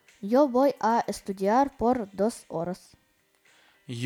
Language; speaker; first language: Spanish; non-native, learner; Russian